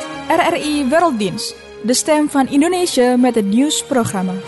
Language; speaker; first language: Dutch; non-native, fluent; Indonesian